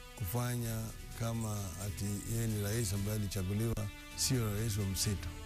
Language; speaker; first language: Swahili; non-native, local second language; Luo (Kenya and Tanzania)